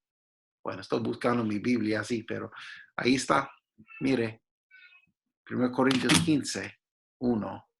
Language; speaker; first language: Spanish; non-native, fluent; English